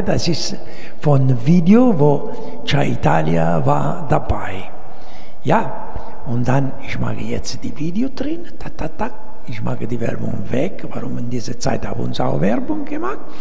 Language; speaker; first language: German; non-native, fluent; Italian